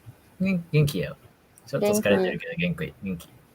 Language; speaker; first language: Japanese; non-native, fluent; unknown